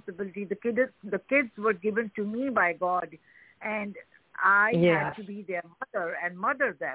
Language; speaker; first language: English; non-native, local second language; Hindi